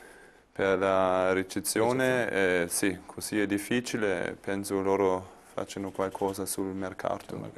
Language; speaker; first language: Italian; non-native, learner; German